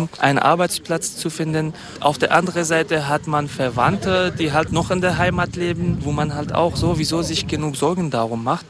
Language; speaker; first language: German; non-native, fluent; Kurdish